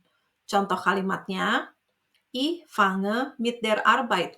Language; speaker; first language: German; non-native, fluent; Indonesian